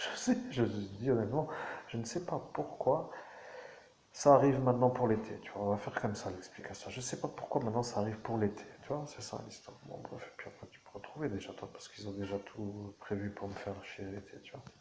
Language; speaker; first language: French; native; French